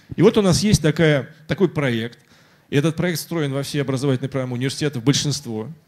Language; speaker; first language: Russian; native; Russian